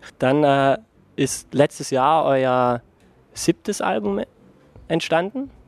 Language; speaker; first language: German; native; German